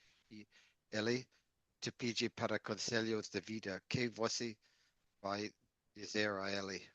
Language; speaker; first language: Portuguese; non-native, learner; English